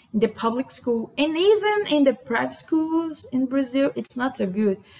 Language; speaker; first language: English; non-native, fluent; Portuguese